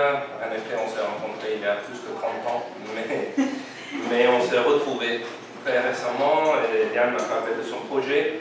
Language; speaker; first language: French; non-native, fluent; Italian